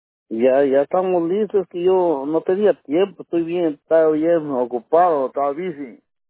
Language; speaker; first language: Spanish; native; Spanish